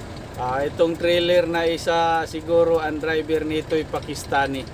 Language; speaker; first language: Filipino; native; Filipino